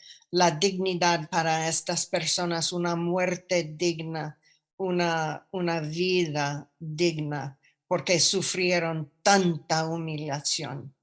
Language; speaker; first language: Spanish; non-native, fluent; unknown